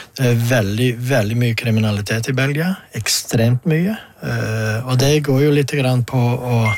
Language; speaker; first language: Norwegian; non-native, fluent; Dutch